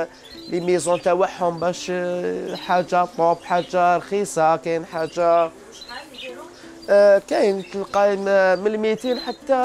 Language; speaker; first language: Arabic; native; Arabic